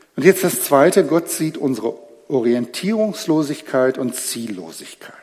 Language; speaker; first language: German; native; German